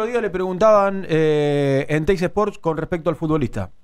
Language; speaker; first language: Spanish; native; Spanish